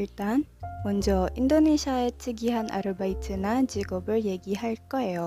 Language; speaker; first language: Korean; non-native, learner; Indonesian